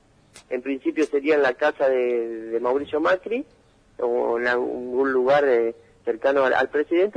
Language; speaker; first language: Spanish; native; Spanish